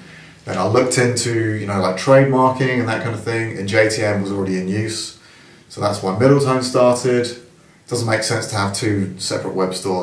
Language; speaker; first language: English; native; English